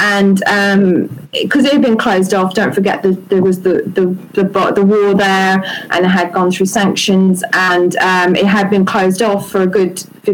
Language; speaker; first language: English; native; English